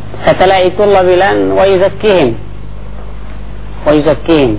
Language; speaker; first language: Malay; non-native, fluent; Arabic